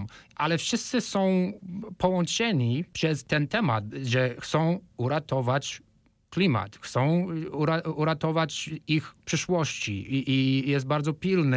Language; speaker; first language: Polish; non-native, fluent; English